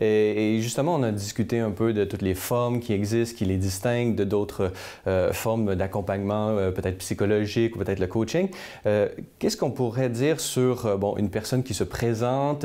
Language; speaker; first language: French; native; French